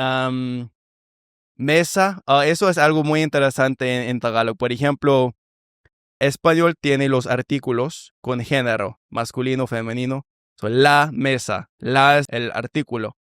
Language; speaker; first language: Spanish; non-native, fluent; English